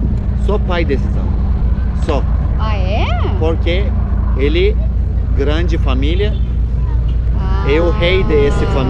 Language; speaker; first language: Portuguese; non-native, learner; Turkish